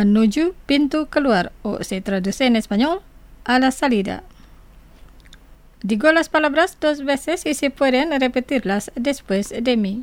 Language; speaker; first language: Spanish; non-native, fluent; Indonesian